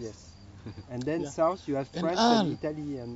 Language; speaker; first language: English; non-native, learner; French